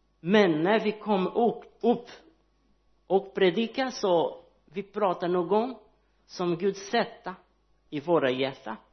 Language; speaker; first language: Swedish; non-native, learner; Portuguese